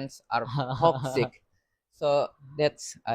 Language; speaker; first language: English; non-native, learner; Indonesian